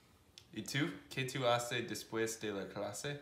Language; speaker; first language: Spanish; non-native, learner; English